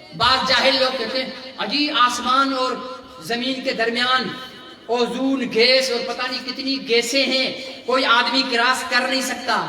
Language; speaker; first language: Urdu; non-native, local second language; Sindhi